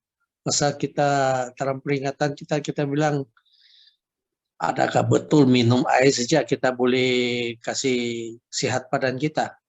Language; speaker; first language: Indonesian; non-native, local second language; Chinese